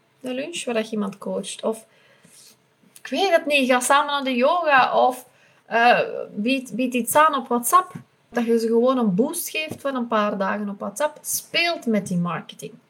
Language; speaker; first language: Dutch; native; Dutch